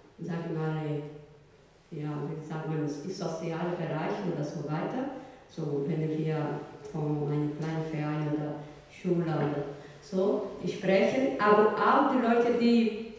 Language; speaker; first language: German; non-native, learner; Portuguese